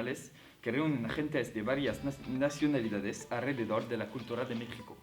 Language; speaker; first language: Spanish; non-native, learner; French